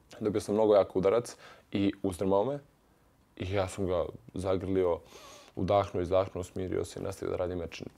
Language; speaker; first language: Bosnian; native; Bosnian